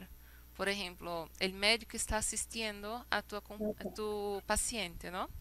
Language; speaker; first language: Spanish; non-native, fluent; Portuguese